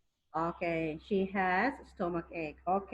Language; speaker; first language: English; non-native, fluent; Thai